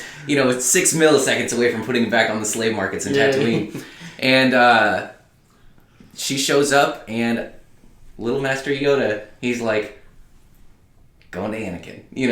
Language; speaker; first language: English; native; English